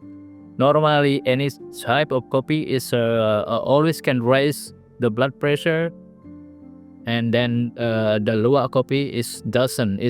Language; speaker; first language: English; non-native, learner; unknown